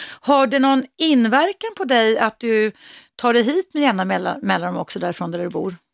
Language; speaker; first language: Swedish; native; Swedish